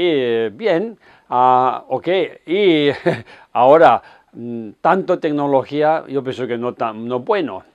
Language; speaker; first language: Spanish; non-native, fluent; Tibetan